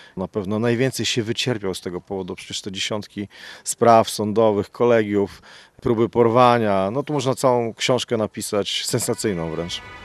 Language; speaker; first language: Polish; native; Polish